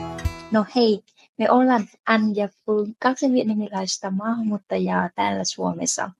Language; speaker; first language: Finnish; non-native, fluent; Vietnamese